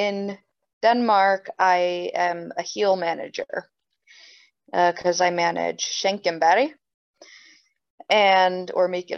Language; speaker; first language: English; native; English